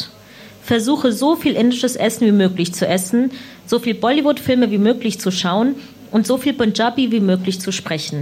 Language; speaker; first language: German; early bilingual, other home language; Punjabi